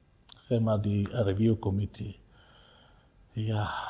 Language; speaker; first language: Afrikaans; non-native, local second language; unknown